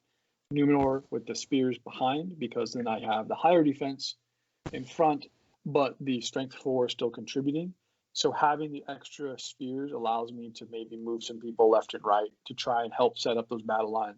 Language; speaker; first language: English; native; English